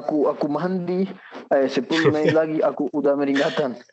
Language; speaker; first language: Indonesian; non-native, learner; Spanish